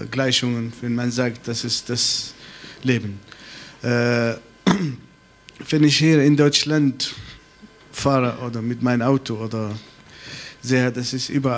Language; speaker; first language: German; non-native, fluent; Arabic